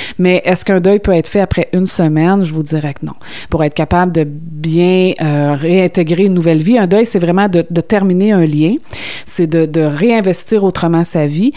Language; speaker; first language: French; native; French